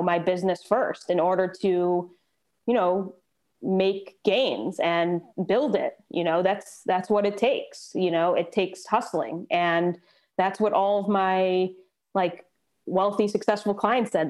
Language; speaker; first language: English; native; English